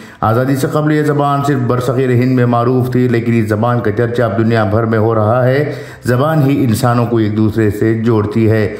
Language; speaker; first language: Urdu; native; Urdu